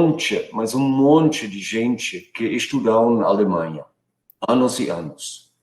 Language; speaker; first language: Portuguese; non-native, fluent; German